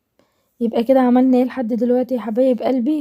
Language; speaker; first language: Arabic; native; Arabic